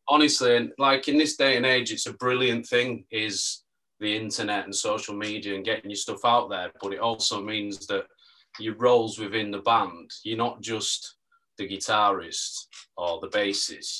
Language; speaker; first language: English; native; English